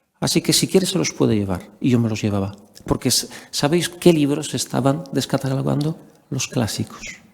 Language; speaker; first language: Spanish; non-native, fluent; Polish